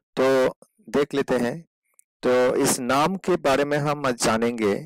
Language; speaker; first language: Hindi; non-native, local second language; Bangla